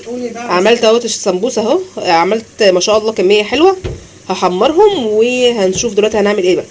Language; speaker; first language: Arabic; native; Arabic